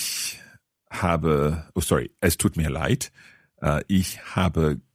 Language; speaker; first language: German; non-native, learner; English